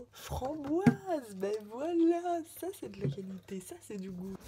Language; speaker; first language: French; native; French